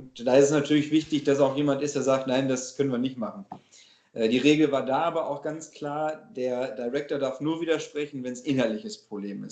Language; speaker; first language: German; native; German